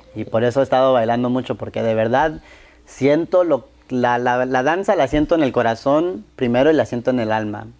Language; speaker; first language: Spanish; early bilingual, heritage; Spanish